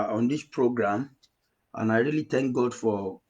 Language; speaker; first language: English; non-native, local second language; Yoruba